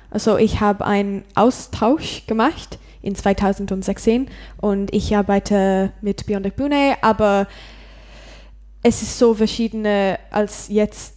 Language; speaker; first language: German; non-native, learner; English